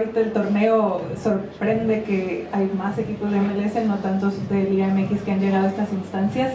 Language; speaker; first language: Spanish; native; Spanish